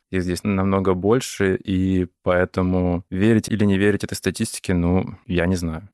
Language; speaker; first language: Russian; native; Russian